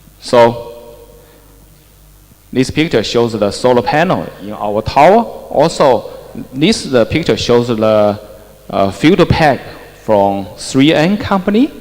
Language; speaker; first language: English; non-native, fluent; Chinese